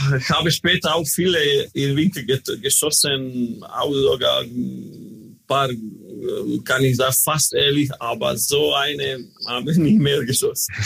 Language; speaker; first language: German; non-native, learner; Croatian